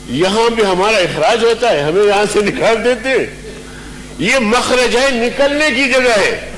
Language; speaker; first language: Urdu; non-native, local second language; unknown